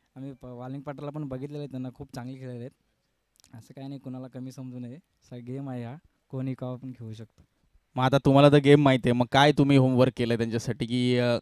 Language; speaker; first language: Marathi; native; Marathi